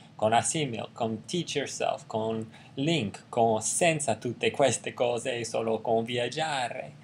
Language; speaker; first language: Italian; non-native, learner; English